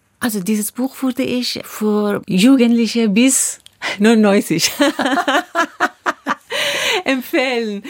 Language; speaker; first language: German; non-native, fluent; Persian